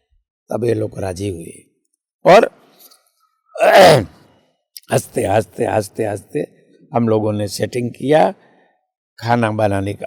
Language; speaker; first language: Hindi; non-native, local second language; Bangla